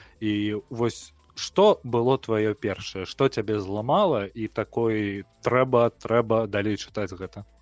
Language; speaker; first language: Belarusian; non-native, local second language; Russian